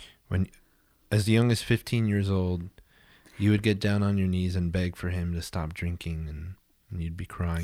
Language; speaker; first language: English; early bilingual, other home language; Spanish